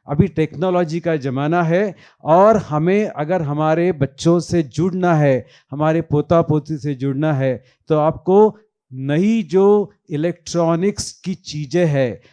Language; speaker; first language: Hindi; non-native, local second language; Marathi